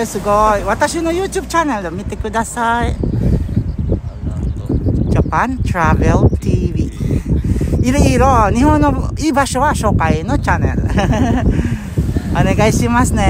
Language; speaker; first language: Japanese; non-native, learner; Filipino